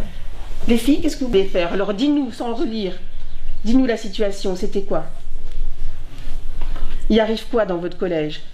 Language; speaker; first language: French; native; French